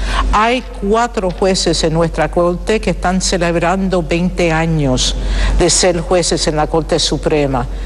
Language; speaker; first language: Spanish; early bilingual, heritage; Spanish